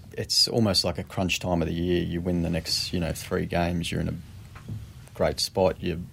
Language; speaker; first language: English; native; English